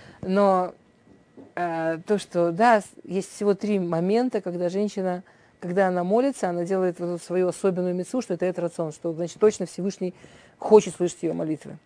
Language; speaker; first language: Russian; early bilingual, heritage; Russian